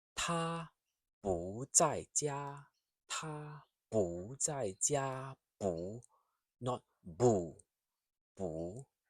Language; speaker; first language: Chinese; non-native, fluent; English